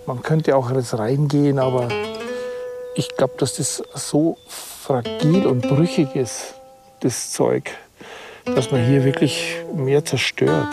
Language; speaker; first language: German; native; German